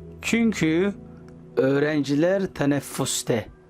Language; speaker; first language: Turkish; non-native, fluent; Somali